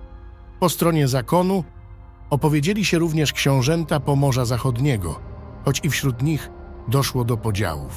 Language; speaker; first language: Polish; native; Polish